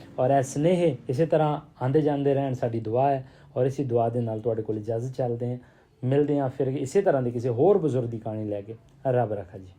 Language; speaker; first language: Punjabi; native; Punjabi